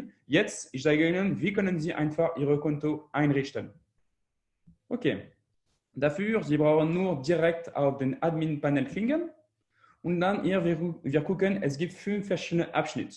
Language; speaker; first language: German; non-native, learner; French